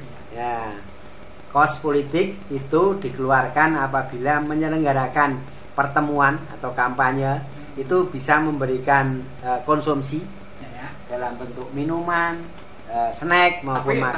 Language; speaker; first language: Indonesian; native; Indonesian